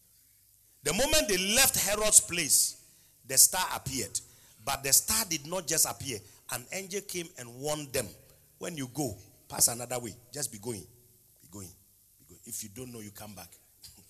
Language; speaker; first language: English; non-native, local second language; Akan